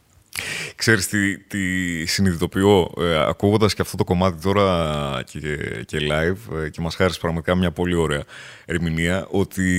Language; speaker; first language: Greek; native; Greek